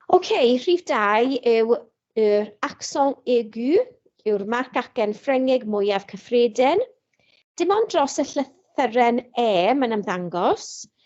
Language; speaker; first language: Welsh; non-native, local second language; English